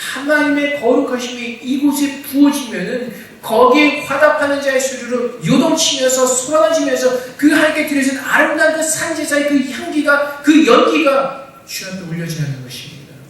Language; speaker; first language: Korean; native; Korean